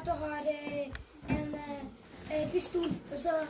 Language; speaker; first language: Norwegian; early bilingual, other home language; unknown